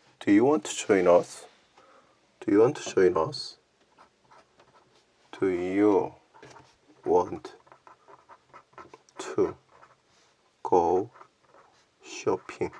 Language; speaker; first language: English; non-native, learner; Korean